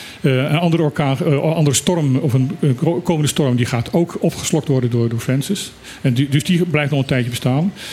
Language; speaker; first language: Dutch; non-native, local second language; Papiamento